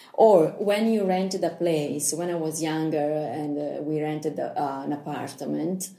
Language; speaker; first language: English; non-native, learner; Italian